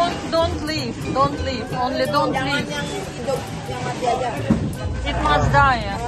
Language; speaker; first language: English; non-native, learner; Russian